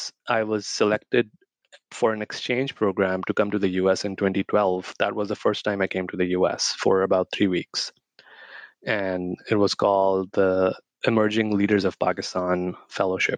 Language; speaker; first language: English; non-native, local second language; Urdu